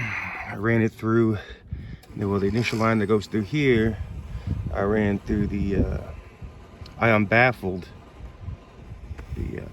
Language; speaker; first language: English; native; English